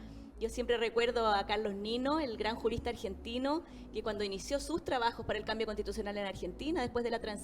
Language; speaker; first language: Spanish; native; Spanish